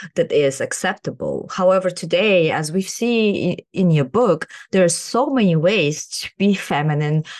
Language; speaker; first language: English; non-native, fluent; Kazakh